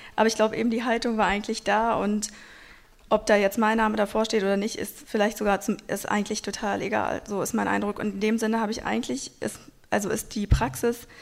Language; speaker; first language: German; non-native, local second language; Russian